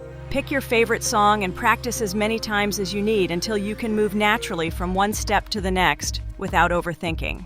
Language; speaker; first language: English; non-native, fluent; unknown